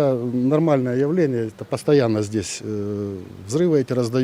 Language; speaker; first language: Russian; native; Russian